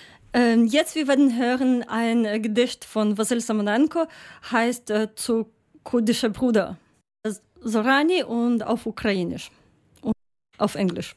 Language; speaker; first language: German; non-native, learner; Ukrainian